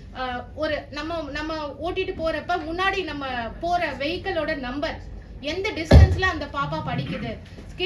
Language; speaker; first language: Tamil; native; Tamil